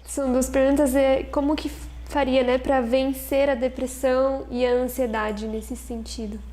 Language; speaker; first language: Portuguese; native; Portuguese